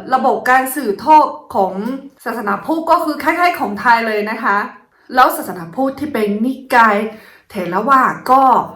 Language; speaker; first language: Thai; non-native, fluent; Chinese